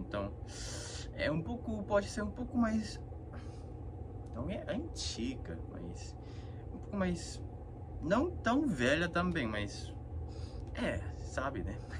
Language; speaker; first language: Portuguese; non-native, fluent; Korean